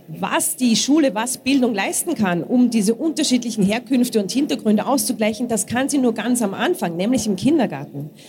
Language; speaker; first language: German; native; German